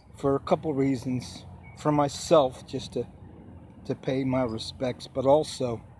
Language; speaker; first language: English; native; English